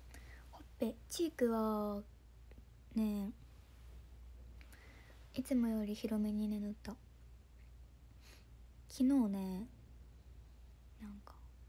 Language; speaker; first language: Japanese; native; Japanese